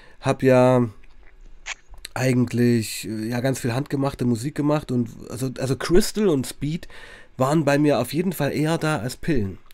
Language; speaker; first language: German; native; German